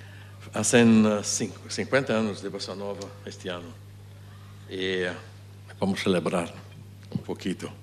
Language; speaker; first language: Portuguese; non-native, fluent; Spanish